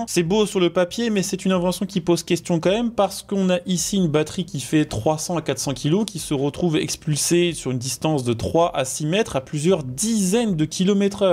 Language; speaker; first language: French; native; French